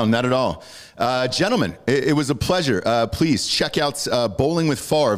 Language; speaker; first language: English; native; English